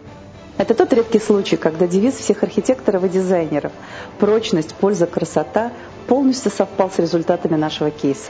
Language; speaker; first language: Russian; native; Russian